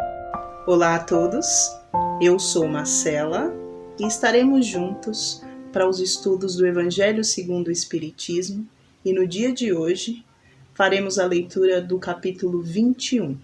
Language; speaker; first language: Portuguese; native; Portuguese